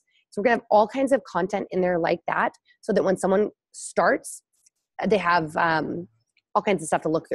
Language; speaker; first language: English; native; English